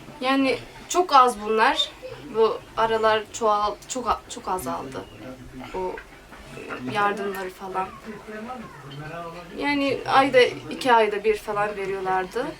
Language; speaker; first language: Turkish; non-native, fluent; Arabic